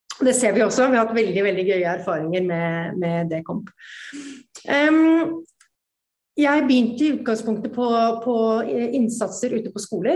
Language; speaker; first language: Norwegian; native; Norwegian